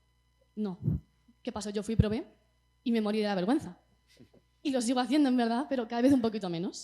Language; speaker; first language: Spanish; native; Spanish